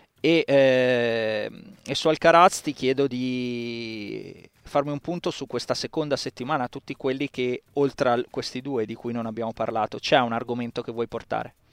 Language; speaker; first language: Italian; native; Italian